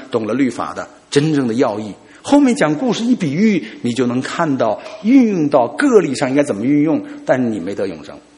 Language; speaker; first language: Chinese; native; Chinese